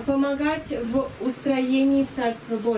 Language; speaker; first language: Russian; native; Russian